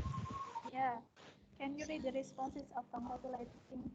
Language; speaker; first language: English; non-native, fluent; Indonesian